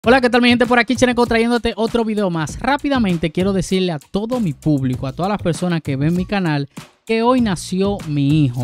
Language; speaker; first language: Spanish; native; Spanish